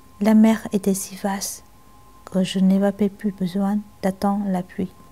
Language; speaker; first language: French; non-native, learner; Vietnamese